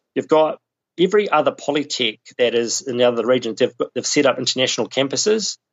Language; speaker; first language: English; native; English